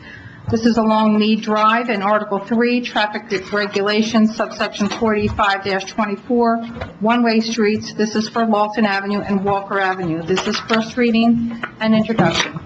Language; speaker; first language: English; native; English